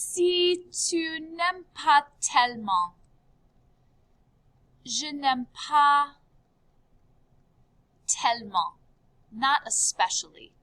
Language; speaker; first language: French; non-native, fluent; English